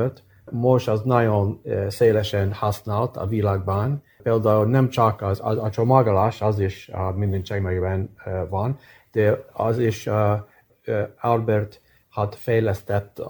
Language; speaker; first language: Hungarian; early bilingual, heritage; English